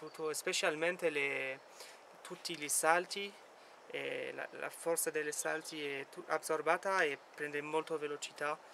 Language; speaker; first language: Italian; non-native, fluent; French